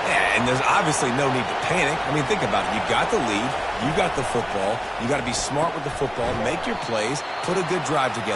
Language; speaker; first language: English; native; English